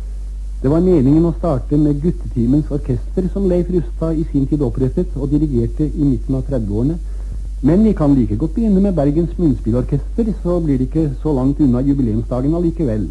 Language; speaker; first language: Norwegian; native; Norwegian